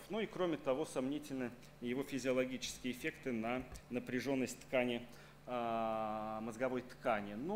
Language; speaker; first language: Russian; native; Russian